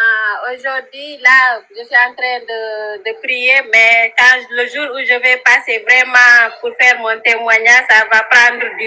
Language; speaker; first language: French; non-native, local second language; Wolof